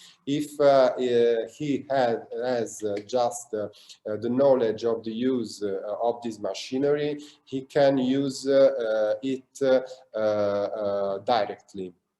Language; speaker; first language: English; non-native, learner; Italian